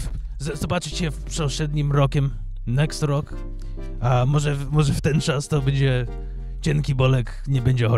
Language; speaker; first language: Polish; early bilingual, heritage; English